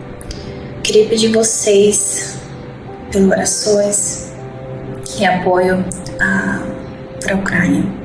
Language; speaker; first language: Portuguese; non-native, fluent; Ukrainian